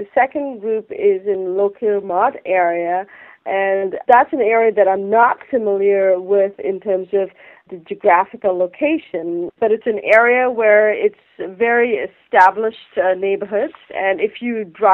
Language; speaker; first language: English; non-native, local second language; Bangla